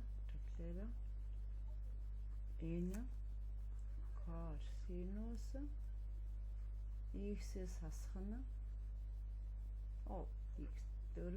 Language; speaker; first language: Mongolian; native; Mongolian